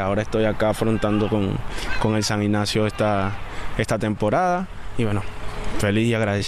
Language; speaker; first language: Spanish; native; Spanish